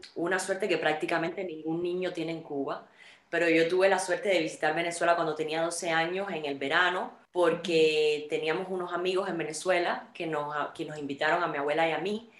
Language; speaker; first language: Spanish; native; Spanish